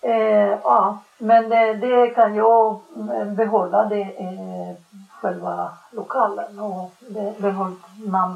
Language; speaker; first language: Swedish; non-native, fluent; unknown